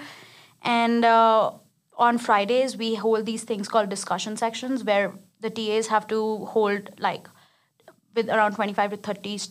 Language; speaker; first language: English; non-native, local second language; Hindi